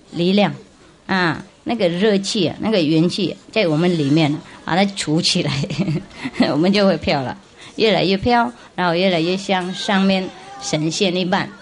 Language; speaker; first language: Chinese; non-native, fluent; Vietnamese